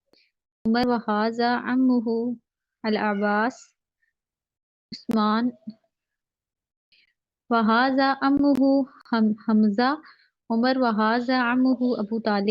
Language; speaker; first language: Arabic; non-native, learner; Urdu